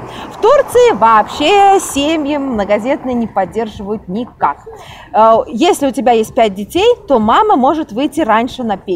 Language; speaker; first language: Russian; native; Russian